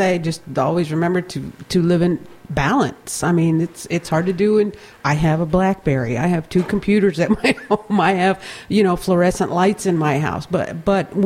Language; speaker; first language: English; native; English